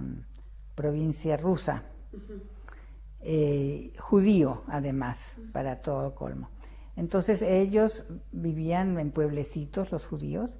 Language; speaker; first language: Spanish; early bilingual, other home language; Russian